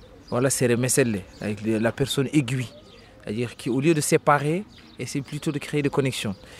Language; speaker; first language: French; non-native, local second language; Soninke